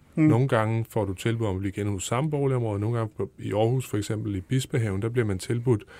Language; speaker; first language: Danish; native; Danish